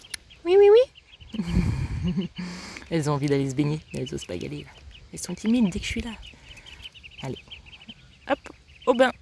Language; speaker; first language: French; native; French